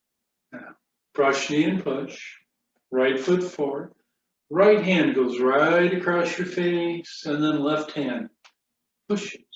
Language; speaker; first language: English; native; English